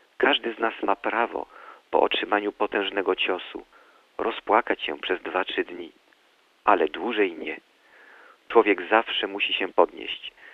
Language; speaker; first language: Polish; early bilingual, heritage; Polish